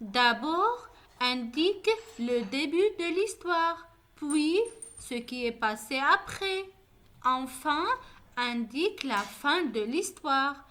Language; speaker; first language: French; non-native, local second language; Arabic